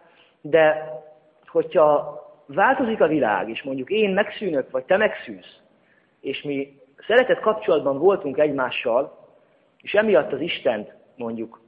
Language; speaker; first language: Hungarian; native; Hungarian